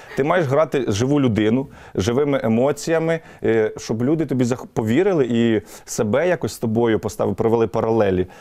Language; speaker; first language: Ukrainian; native; Ukrainian